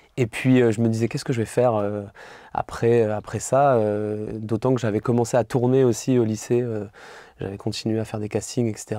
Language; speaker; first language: French; native; French